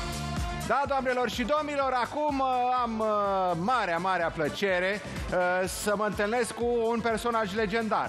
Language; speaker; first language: Romanian; native; Romanian